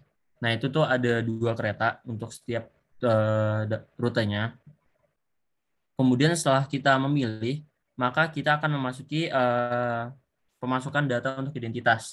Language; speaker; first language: Indonesian; native; Indonesian